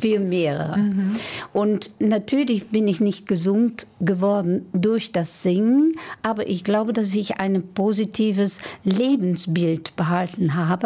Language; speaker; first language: German; non-native, fluent; Dutch